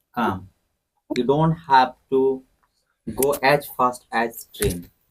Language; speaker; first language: English; non-native, local second language; Odia